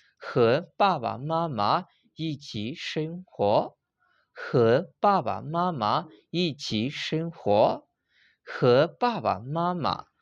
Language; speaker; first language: Chinese; non-native, fluent; Burmese